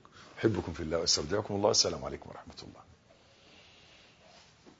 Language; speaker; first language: Arabic; native; Arabic